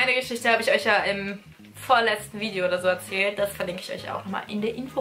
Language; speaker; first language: German; native; German